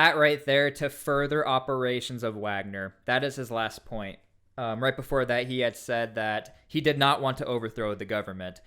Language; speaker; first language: English; native; English